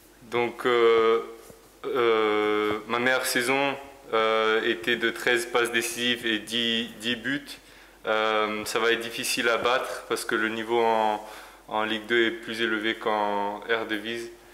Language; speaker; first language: French; native; French